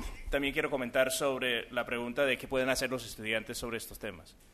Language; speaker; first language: Spanish; early bilingual, other home language; English